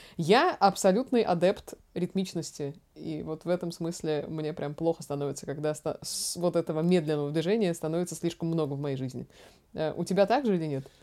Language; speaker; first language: Russian; native; Russian